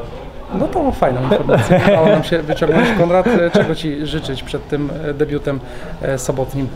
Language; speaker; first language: Polish; native; Polish